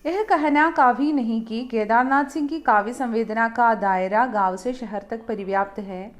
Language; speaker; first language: Hindi; non-native, local second language; Malayalam